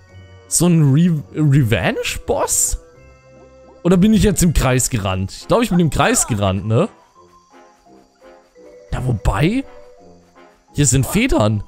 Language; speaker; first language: German; native; German